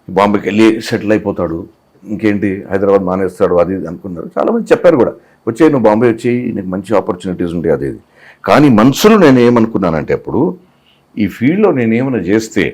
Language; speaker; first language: Telugu; non-native, local second language; Hindi